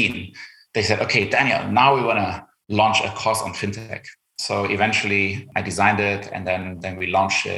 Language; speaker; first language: English; non-native, fluent; German